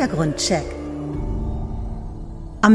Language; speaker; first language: German; native; German